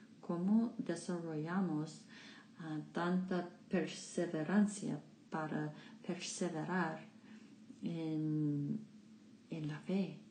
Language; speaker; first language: Spanish; non-native, learner; English